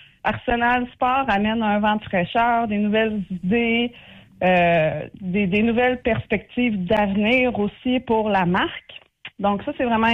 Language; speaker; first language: French; native; French